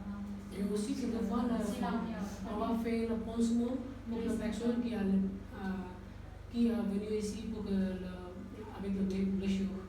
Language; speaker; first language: French; non-native, learner; Nepali